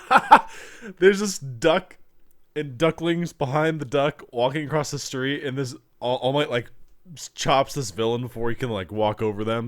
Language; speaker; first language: English; native; English